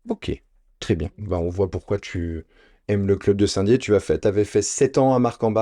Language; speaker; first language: French; native; French